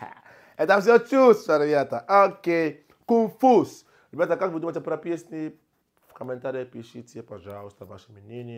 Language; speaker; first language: Russian; non-native, learner; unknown